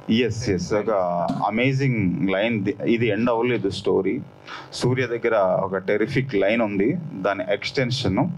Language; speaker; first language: Telugu; native; Telugu